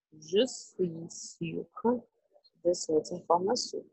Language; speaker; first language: French; non-native, learner; Portuguese